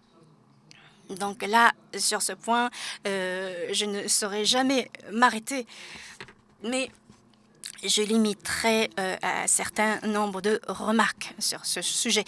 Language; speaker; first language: French; non-native, fluent; Japanese